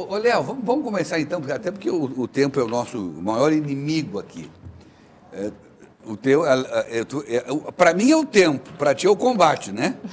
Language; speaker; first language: Portuguese; native; Portuguese